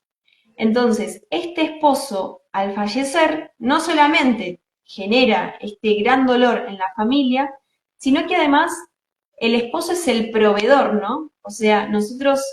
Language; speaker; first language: Spanish; native; Spanish